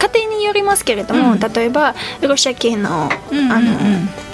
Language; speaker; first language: Japanese; non-native, fluent; Uzbek